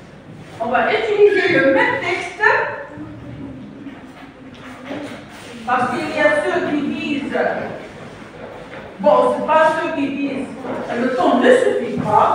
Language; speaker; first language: French; non-native, local second language; Arabic